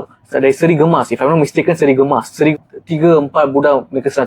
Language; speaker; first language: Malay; non-native, local second language; Tamil